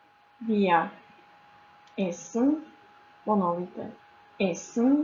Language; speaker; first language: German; non-native, fluent; Croatian